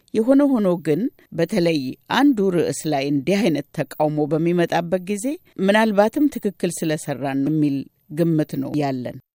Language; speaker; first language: Amharic; native; Amharic